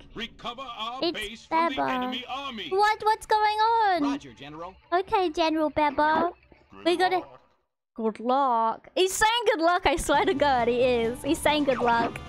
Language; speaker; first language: English; native; English